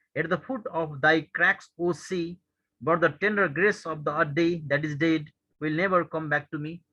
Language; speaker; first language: English; non-native, local second language; Nepali